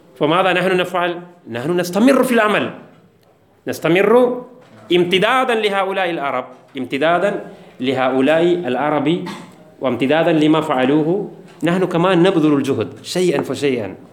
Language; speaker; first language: Arabic; non-native, fluent; Malayalam